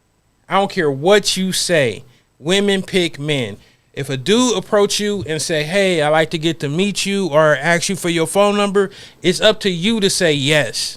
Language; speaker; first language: English; native; English